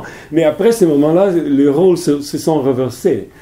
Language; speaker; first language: French; non-native, fluent; Italian